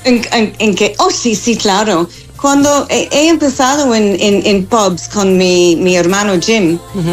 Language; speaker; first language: Spanish; non-native, fluent; English